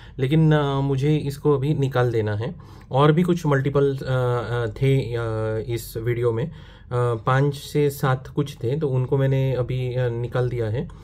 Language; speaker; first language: Hindi; non-native, local second language; Marathi